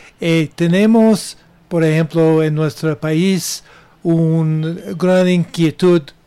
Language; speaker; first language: Spanish; non-native, learner; English